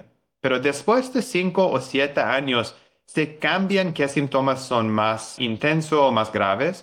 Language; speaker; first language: Spanish; non-native, learner; English